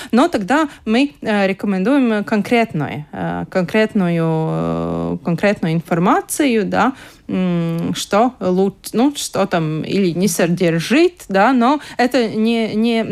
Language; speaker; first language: Russian; non-native, local second language; Latvian